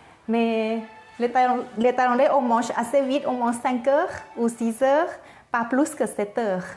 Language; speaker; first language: French; non-native, fluent; Thai